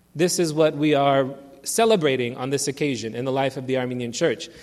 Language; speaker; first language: English; early bilingual, other home language; Armenian